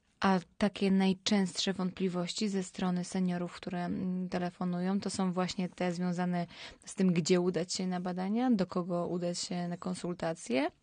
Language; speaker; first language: Polish; native; Polish